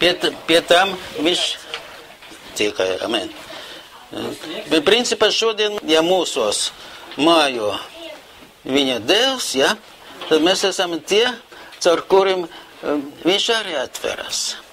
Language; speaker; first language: Latvian; non-native, local second language; Russian